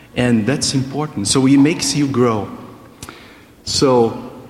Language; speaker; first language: English; non-native, fluent; Portuguese